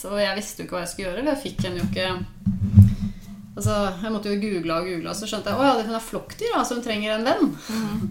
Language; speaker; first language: Norwegian; native; Norwegian